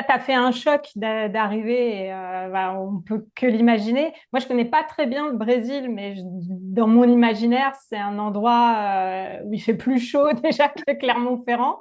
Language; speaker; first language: French; native; French